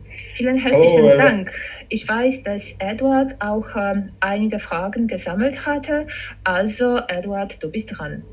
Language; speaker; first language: German; non-native, fluent; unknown